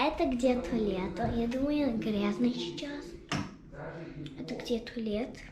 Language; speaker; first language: Russian; non-native, learner; English